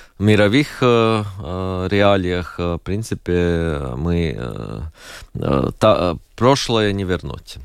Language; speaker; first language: Russian; non-native, local second language; Latvian